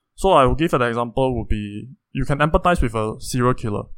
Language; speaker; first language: English; native; English